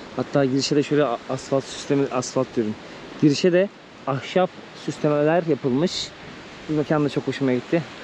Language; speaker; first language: Turkish; native; Turkish